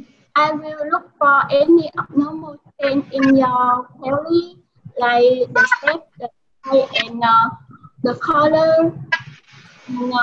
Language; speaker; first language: English; non-native, learner; Vietnamese